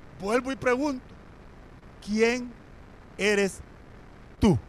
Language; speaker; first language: Spanish; native; Spanish